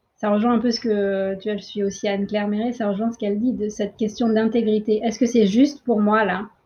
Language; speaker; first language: French; early bilingual, other home language; Tamil